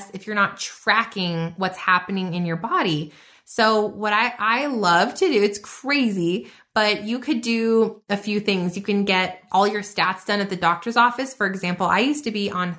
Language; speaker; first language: English; native; English